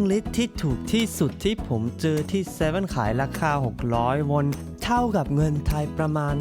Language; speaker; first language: Thai; non-native, fluent; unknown